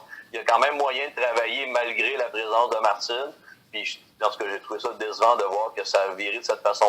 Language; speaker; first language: French; native; French